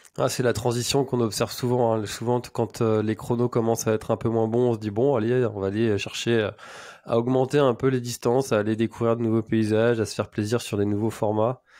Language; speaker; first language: French; native; French